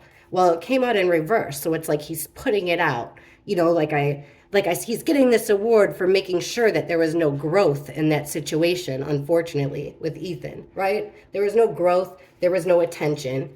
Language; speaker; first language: English; native; English